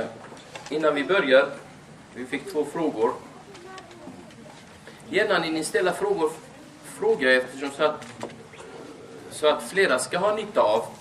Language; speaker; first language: Swedish; non-native, fluent; Arabic